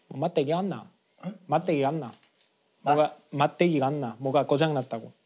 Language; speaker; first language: Korean; non-native, fluent; Spanish